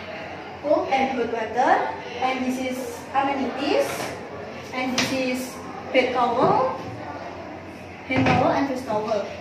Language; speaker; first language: English; non-native, learner; Indonesian